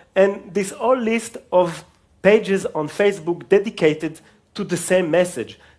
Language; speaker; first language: English; non-native, fluent; Hebrew